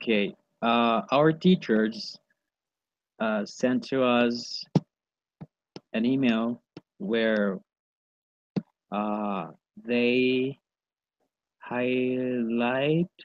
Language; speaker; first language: English; non-native, learner; Spanish